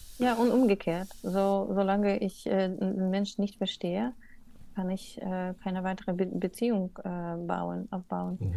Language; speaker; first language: German; non-native, learner; Russian